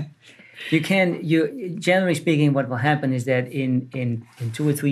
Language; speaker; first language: English; non-native, fluent; Dutch